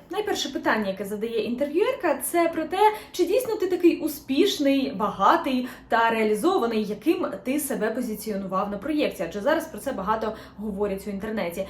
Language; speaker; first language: Ukrainian; non-native, local second language; Russian